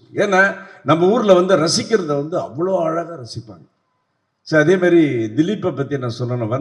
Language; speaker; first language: Tamil; native; Tamil